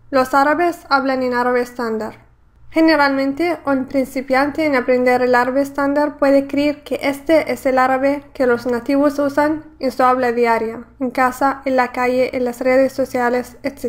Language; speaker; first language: Spanish; non-native, fluent; Arabic